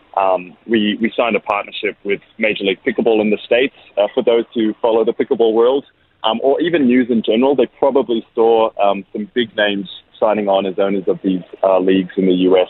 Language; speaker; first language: English; native; English